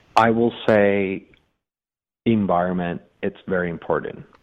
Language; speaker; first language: English; non-native, fluent; Persian